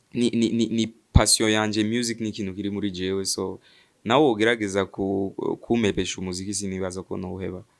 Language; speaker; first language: Rundi; early bilingual, heritage; Rundi